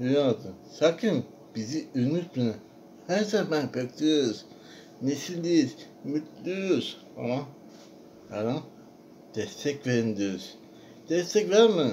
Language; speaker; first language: Turkish; non-native, learner; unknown